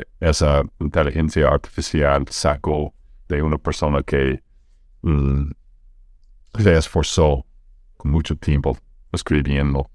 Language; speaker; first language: Spanish; non-native, fluent; English